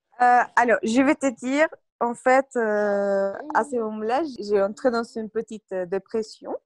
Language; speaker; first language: French; non-native, fluent; Spanish